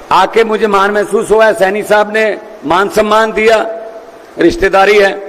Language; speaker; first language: Hindi; non-native, local second language; Punjabi